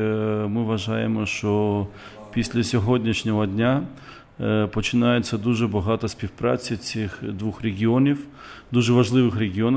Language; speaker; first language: Ukrainian; non-native, local second language; Russian